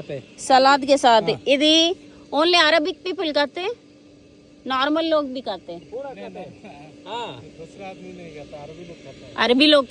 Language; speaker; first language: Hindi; non-native, local second language; Telugu